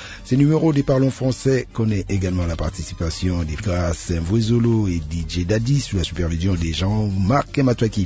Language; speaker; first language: French; non-native, local second language; Lingala